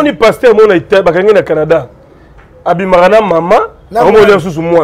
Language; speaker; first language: French; non-native, local second language; Lingala